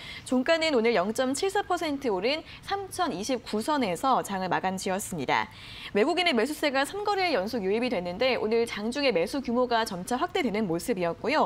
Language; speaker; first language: Korean; native; Korean